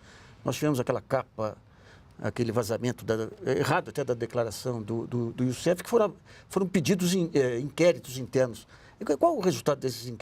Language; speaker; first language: Portuguese; native; Portuguese